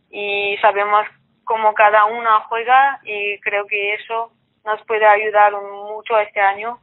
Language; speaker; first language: Spanish; non-native, fluent; French